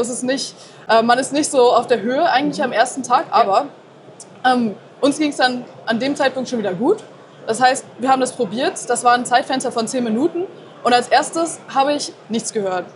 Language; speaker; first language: German; native; German